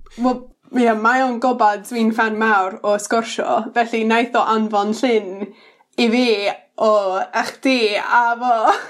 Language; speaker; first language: Welsh; non-native, learner; English